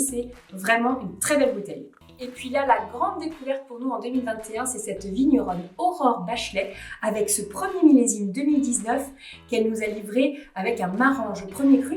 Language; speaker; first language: French; native; French